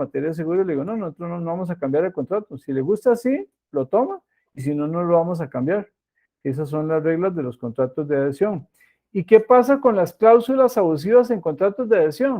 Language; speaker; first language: Spanish; native; Spanish